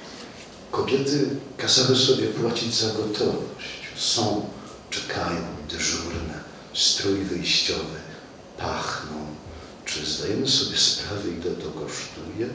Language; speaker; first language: Polish; native; Polish